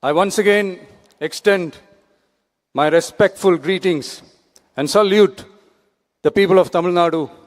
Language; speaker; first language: English; non-native, local second language; Tamil